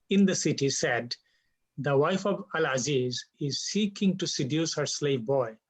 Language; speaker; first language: English; non-native, local second language; Bangla